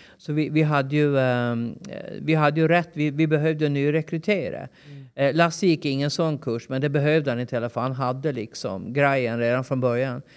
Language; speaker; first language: Swedish; native; Swedish